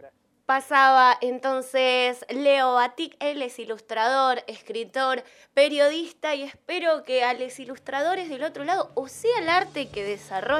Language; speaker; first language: Spanish; native; Spanish